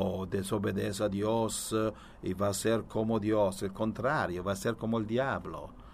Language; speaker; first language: Spanish; non-native, learner; Italian